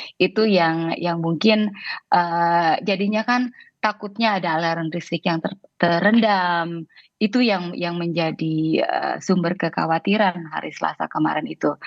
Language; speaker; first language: Indonesian; native; Indonesian